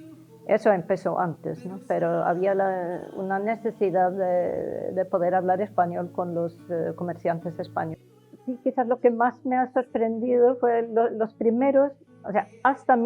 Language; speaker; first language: Spanish; non-native, fluent; Norwegian